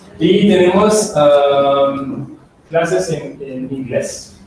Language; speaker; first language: Spanish; non-native, learner; French